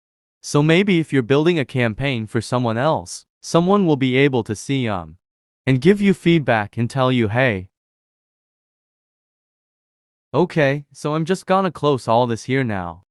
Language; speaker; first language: English; native; English